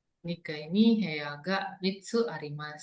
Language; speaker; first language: Japanese; non-native, learner; Indonesian